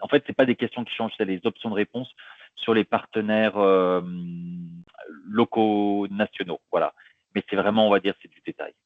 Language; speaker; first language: French; native; French